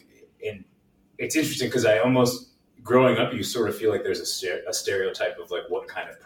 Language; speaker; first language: English; native; English